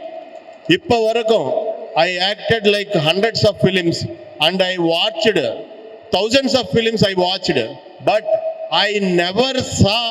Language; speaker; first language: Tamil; non-native, learner; Telugu